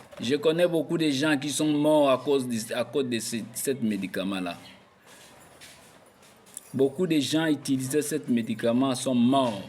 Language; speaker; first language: French; non-native, local second language; Lingala